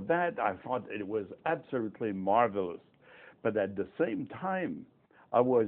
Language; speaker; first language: English; non-native, fluent; French